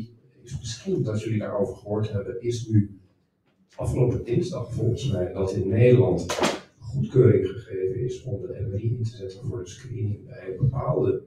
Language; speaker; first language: Dutch; native; Dutch